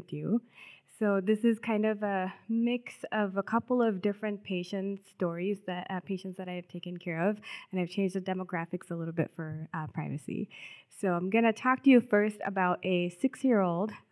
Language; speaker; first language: English; non-native, local second language; Telugu